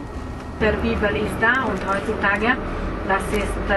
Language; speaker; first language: German; non-native, learner; Hungarian